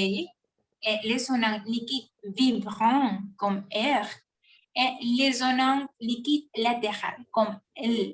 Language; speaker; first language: French; non-native, learner; Spanish